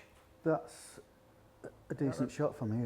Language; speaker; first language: English; native; English